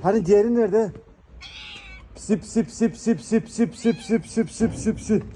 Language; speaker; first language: Turkish; native; Turkish